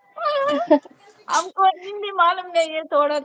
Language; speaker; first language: Hindi; non-native, local second language; Tamil